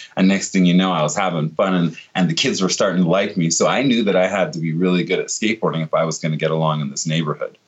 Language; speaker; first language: English; native; English